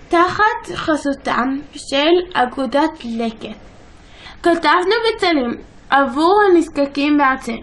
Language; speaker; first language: Hebrew; early bilingual, other home language; English